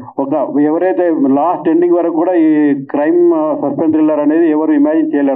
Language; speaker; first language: Telugu; native; Telugu